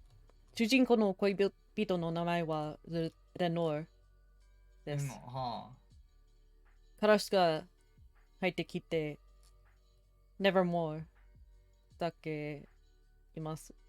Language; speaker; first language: Japanese; non-native, learner; English